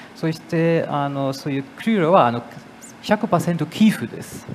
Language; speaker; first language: Japanese; non-native, fluent; German